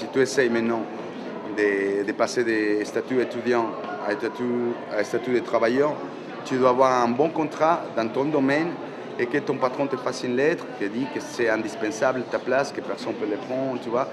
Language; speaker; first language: French; non-native, fluent; Spanish